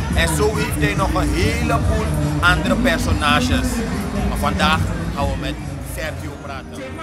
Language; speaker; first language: Dutch; native; Dutch